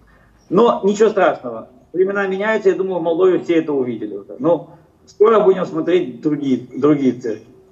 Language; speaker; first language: Russian; native; Russian